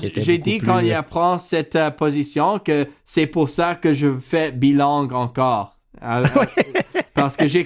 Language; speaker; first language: French; non-native, learner; English